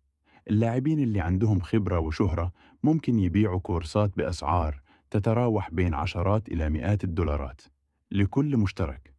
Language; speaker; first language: Arabic; native; Arabic